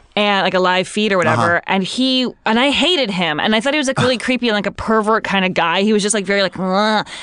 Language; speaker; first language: English; native; English